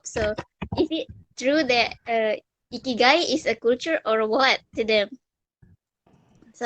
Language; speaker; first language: English; non-native, fluent; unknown